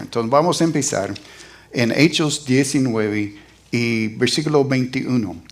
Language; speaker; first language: Spanish; non-native, fluent; English